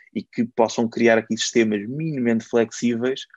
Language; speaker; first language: Portuguese; native; Portuguese